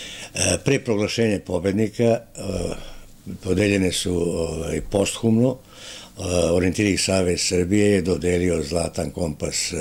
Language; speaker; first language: Serbian; native; Serbian